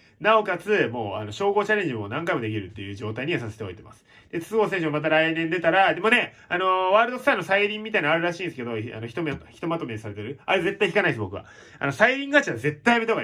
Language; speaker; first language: Japanese; native; Japanese